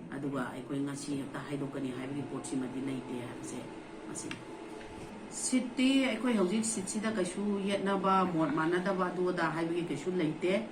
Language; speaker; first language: Manipuri; native; Manipuri